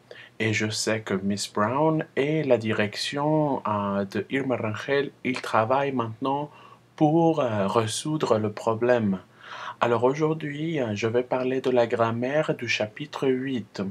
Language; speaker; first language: French; non-native, fluent; Spanish